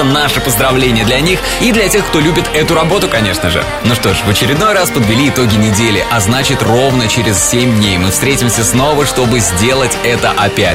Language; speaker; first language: Russian; native; Russian